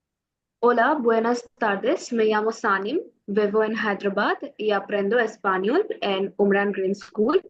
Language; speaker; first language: Spanish; non-native, learner; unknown